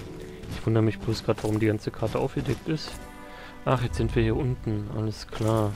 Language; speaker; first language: German; native; German